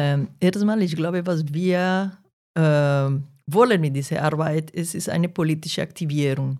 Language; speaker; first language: German; non-native, fluent; Portuguese